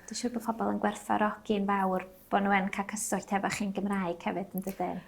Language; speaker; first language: Welsh; native; Welsh